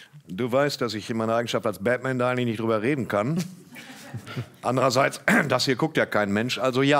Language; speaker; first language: German; native; German